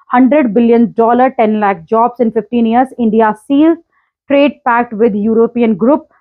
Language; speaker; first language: English; non-native, local second language; Hindi